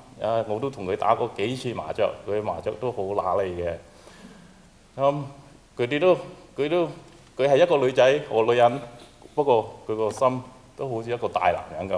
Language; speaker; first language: Cantonese; early bilingual, heritage; Cantonese